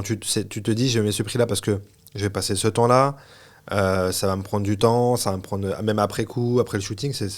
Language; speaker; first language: French; native; French